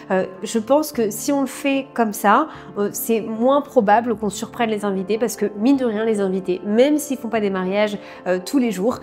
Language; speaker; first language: French; native; French